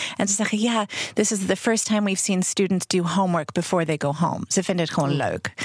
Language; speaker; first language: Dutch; non-native, fluent; English